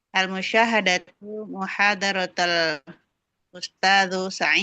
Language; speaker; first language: Arabic; non-native, learner; Indonesian